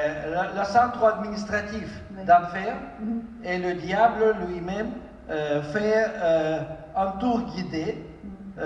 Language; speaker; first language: French; non-native, fluent; Ukrainian